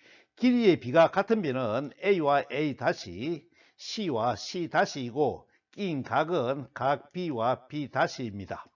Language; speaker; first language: Korean; native; Korean